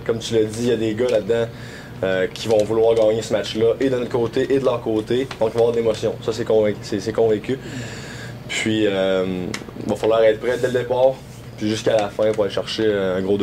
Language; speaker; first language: French; native; French